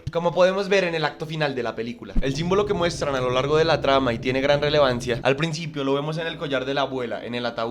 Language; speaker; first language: Spanish; native; Spanish